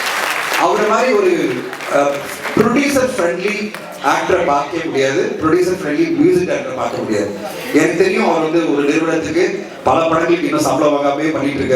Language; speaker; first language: Tamil; native; Tamil